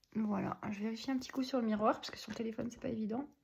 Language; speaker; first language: French; native; French